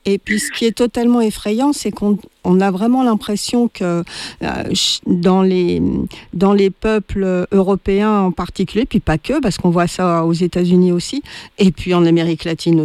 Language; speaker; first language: French; native; French